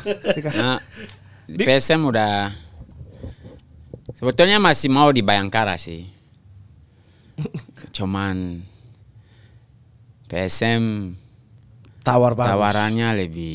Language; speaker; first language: Indonesian; non-native, local second language; French